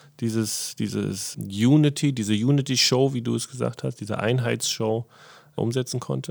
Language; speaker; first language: German; native; German